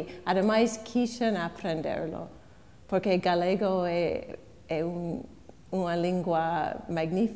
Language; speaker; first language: Galician; non-native, fluent; English